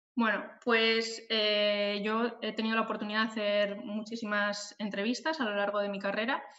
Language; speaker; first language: Spanish; native; Spanish